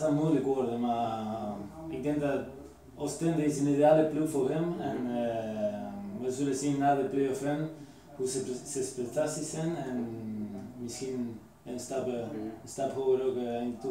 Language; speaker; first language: Dutch; non-native, fluent; Spanish